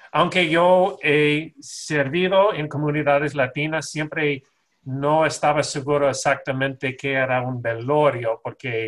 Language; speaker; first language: Spanish; non-native, fluent; English